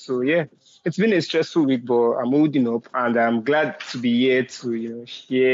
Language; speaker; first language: English; non-native, local second language; Yoruba